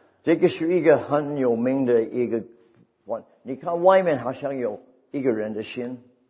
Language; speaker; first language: Chinese; non-native, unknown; English